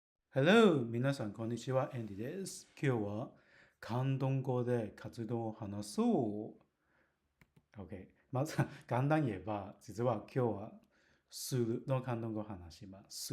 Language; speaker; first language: Japanese; non-native, learner; Cantonese